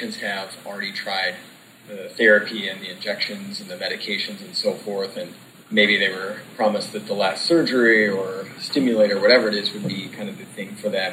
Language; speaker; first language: English; native; English